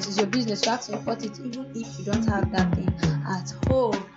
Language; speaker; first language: English; non-native, local second language; Yoruba